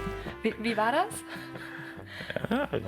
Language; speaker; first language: German; native; German